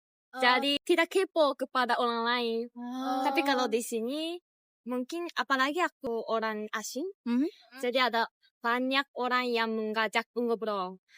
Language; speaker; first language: Indonesian; non-native, fluent; Japanese